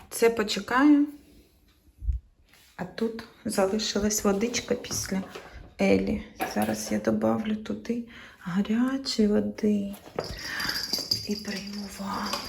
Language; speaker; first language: Ukrainian; native; Ukrainian